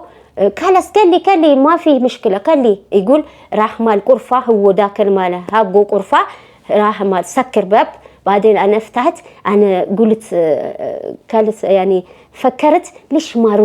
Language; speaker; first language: Arabic; non-native, learner; Amharic